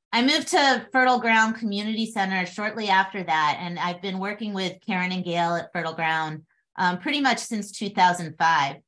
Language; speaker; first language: English; native; English